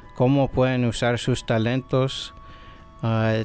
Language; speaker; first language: Spanish; early bilingual, heritage; Spanish